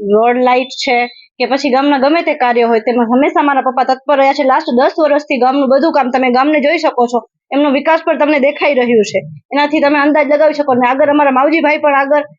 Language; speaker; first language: Gujarati; native; Gujarati